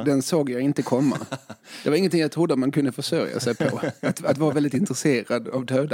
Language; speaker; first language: Swedish; native; Swedish